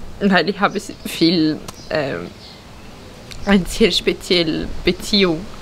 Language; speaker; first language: German; early bilingual, heritage; Italian